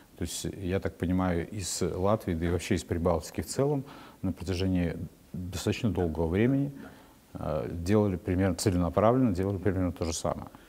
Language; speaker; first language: Russian; native; Russian